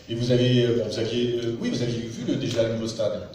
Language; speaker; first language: French; native; French